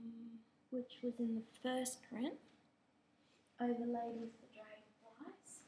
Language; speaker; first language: English; native; English